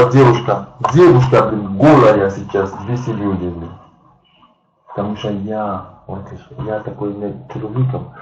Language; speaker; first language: Russian; non-native, learner; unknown